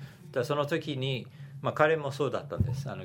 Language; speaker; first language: Japanese; non-native, fluent; English